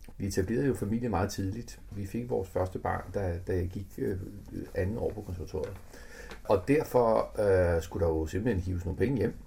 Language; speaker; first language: Danish; early bilingual, other home language; Italian